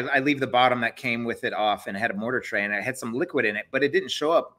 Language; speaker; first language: English; native; English